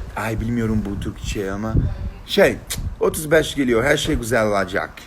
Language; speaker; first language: Turkish; non-native, learner; Portuguese